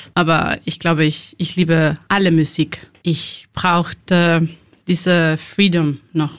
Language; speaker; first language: German; non-native, learner; Spanish